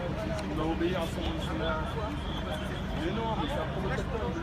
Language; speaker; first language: French; native; French